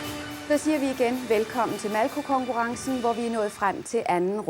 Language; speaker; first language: Danish; native; Danish